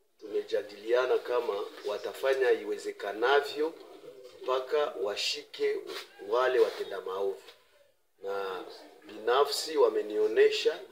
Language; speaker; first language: Swahili; native; Swahili